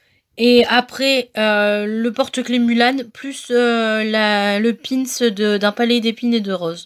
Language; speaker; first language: French; native; French